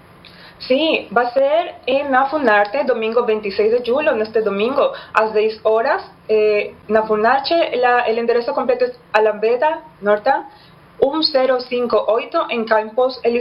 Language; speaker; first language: Portuguese; non-native, learner; Spanish